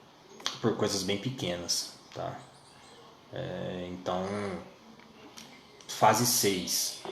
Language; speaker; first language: Portuguese; native; Portuguese